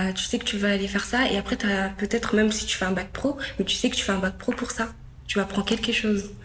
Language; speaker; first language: French; early bilingual, other home language; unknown